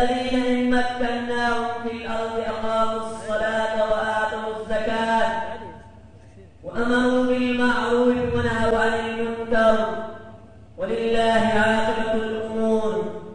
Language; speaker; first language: Arabic; non-native, fluent; Urdu